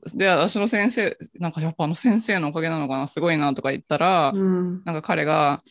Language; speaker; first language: Japanese; native; Japanese